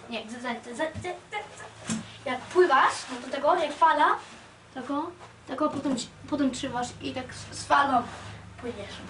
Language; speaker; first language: Polish; early bilingual, other home language; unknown